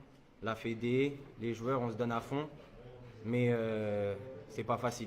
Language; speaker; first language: French; early bilingual, other home language; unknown